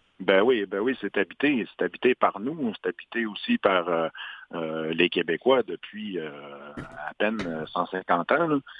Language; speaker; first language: French; non-native, local second language; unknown